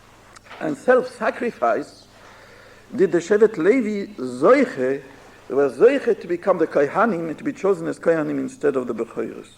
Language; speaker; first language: English; non-native, fluent; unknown